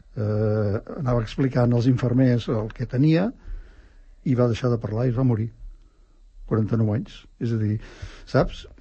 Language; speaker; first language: Catalan; native; Catalan